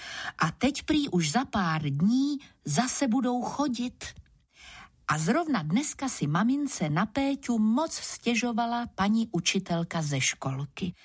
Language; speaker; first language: Czech; native; Czech